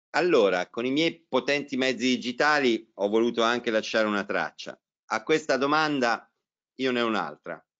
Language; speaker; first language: Italian; native; Italian